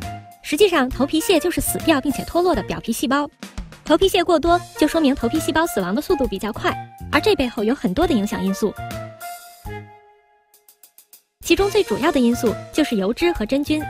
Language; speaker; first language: Chinese; native; Chinese